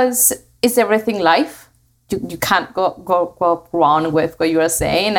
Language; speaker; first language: English; non-native, fluent; Spanish